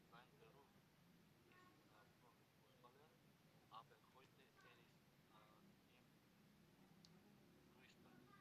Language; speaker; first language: German; non-native, learner; Macedonian